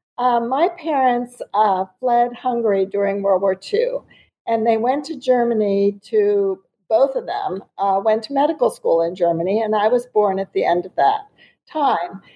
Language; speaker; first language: English; early bilingual, other home language; German